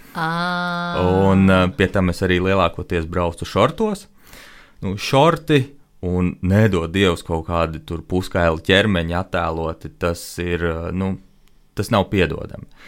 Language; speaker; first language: Latvian; native; Latvian